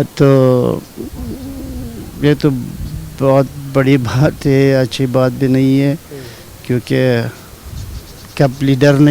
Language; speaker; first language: Hindi; non-native, learner; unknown